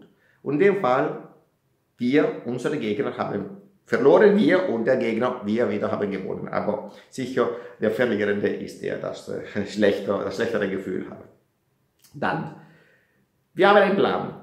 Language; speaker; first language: German; non-native, fluent; Italian